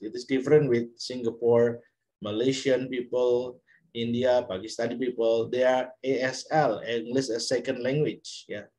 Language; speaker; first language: English; non-native, fluent; Indonesian